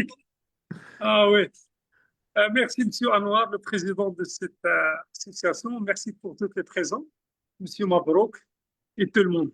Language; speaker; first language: French; non-native, fluent; Arabic